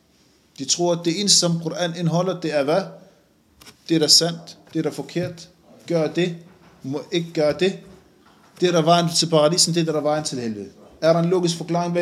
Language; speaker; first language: Danish; non-native, fluent; Arabic